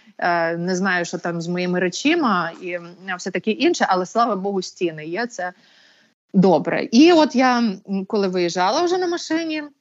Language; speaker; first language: Ukrainian; native; Ukrainian